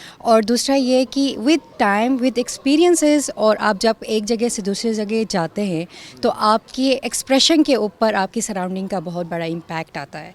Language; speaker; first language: Urdu; non-native, local second language; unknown